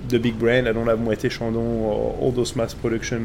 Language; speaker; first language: English; non-native, fluent; French